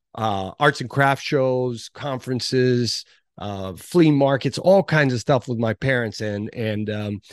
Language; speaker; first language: English; early bilingual, other home language; Portuguese